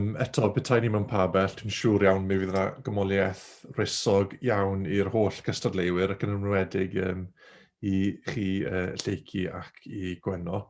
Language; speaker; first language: Welsh; native; Welsh